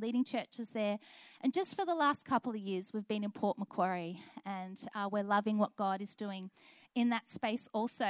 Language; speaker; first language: English; native; English